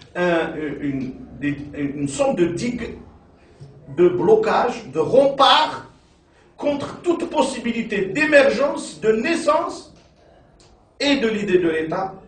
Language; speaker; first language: French; non-native, local second language; Arabic